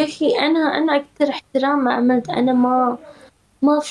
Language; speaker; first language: Arabic; non-native, learner; Turkish